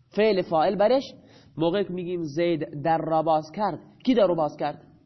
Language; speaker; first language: Persian; non-native, local second language; Baluchi